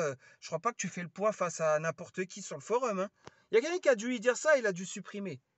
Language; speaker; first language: French; early bilingual, other home language; Lingala